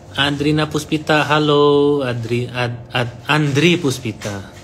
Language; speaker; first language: Indonesian; native; Indonesian